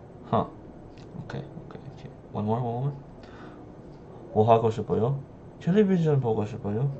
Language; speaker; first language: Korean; non-native, learner; English